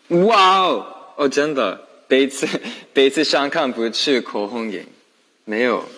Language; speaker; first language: Chinese; non-native, learner; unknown